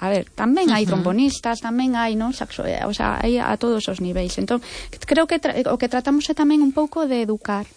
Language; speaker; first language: Galician; non-native, local second language; Spanish